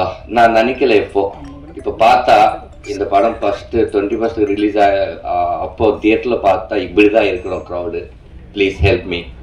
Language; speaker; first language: Tamil; non-native, learner; Telugu